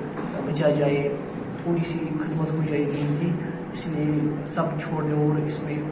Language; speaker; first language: Hindi; non-native, local second language; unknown